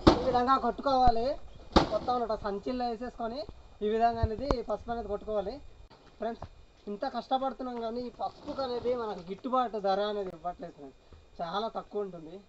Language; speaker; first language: Telugu; non-native, local second language; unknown